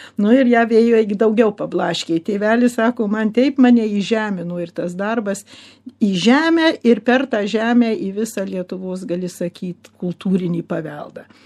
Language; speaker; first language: Lithuanian; early bilingual, heritage; Lithuanian